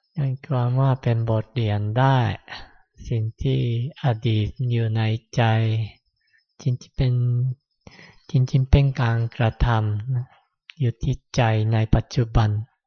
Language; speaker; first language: Thai; non-native, fluent; Japanese